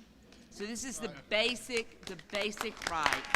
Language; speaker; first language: English; native; English